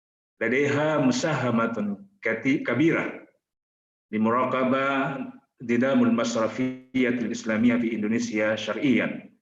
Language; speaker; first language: Arabic; non-native, fluent; Indonesian